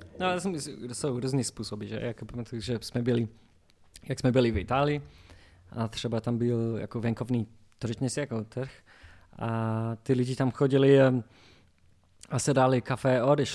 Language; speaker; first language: Czech; non-native, learner; English